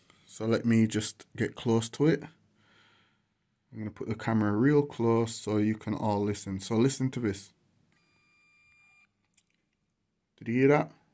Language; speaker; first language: English; native; English